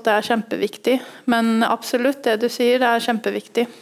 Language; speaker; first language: Norwegian; early bilingual, other home language; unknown